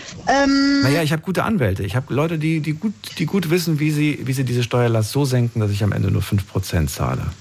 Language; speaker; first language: German; native; German